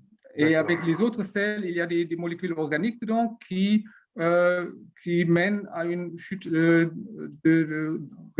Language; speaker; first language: French; non-native, learner; German